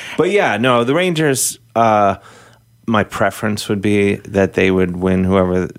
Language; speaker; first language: English; native; English